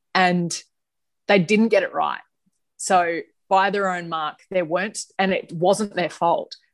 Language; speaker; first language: English; native; English